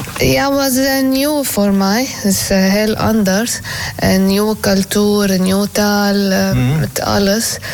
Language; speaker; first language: Dutch; non-native, learner; Arabic